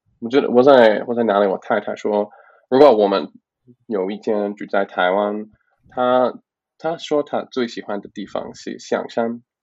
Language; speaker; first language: Chinese; non-native, learner; English